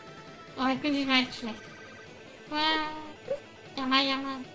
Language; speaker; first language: German; early bilingual, other home language; Japanese